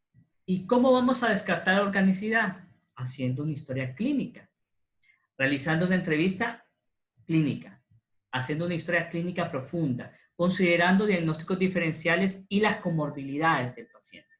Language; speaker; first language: Spanish; native; Spanish